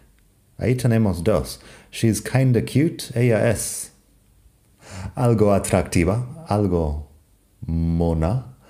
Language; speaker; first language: Spanish; non-native, fluent; English